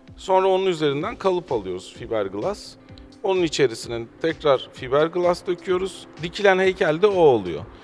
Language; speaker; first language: Turkish; native; Turkish